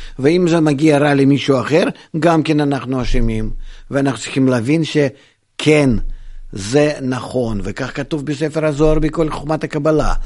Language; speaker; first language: Hebrew; non-native, fluent; Russian